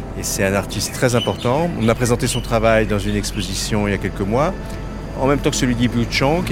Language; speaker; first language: French; native; French